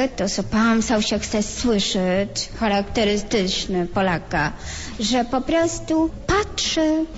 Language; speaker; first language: Polish; non-native, fluent; Spanish